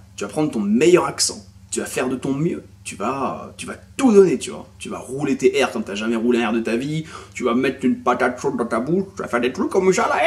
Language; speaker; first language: French; native; French